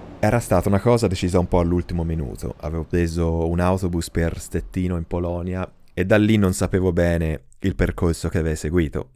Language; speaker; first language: Italian; native; Italian